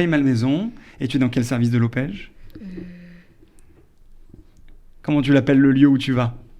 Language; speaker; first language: French; native; French